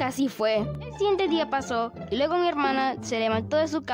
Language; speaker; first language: Spanish; early bilingual, heritage; Spanish